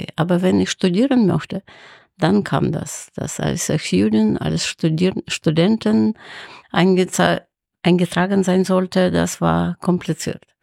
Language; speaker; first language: German; non-native, fluent; Russian